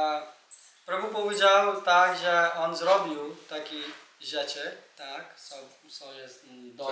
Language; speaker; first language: Polish; non-native, learner; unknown